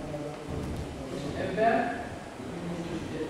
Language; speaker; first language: Hungarian; non-native, learner; Japanese